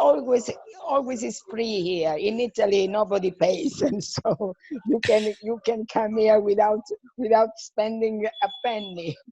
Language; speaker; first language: English; non-native, fluent; Italian